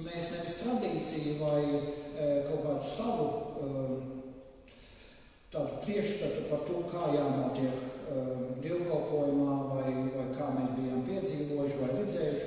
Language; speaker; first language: Latvian; native; Latvian